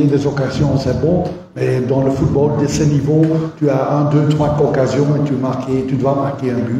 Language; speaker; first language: French; non-native, fluent; Dutch